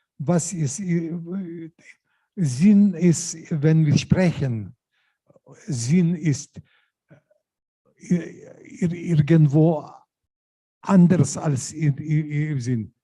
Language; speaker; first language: German; non-native, learner; Lithuanian